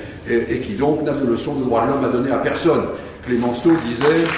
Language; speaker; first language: French; native; French